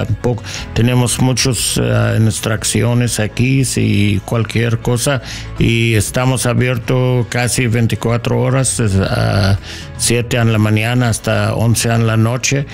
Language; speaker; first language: Spanish; non-native, learner; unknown